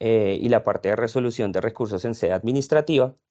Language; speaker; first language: Spanish; native; Spanish